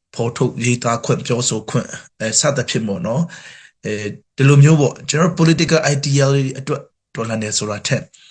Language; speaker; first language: Burmese; non-native, local second language; Hakha Chin